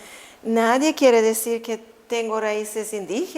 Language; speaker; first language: Spanish; non-native, fluent; Swedish